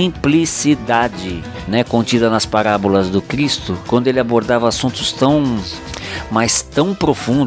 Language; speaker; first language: Portuguese; native; Portuguese